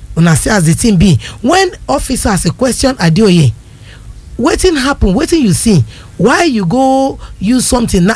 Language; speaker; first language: Nigerian Pidgin; non-native, local second language; Yoruba